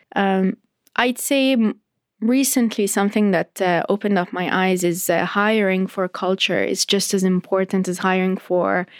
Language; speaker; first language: English; non-native, fluent; Arabic